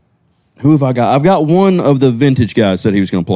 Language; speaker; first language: English; native; English